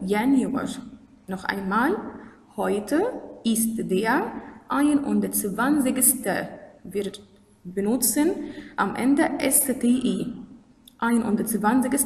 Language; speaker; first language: German; non-native, fluent; Arabic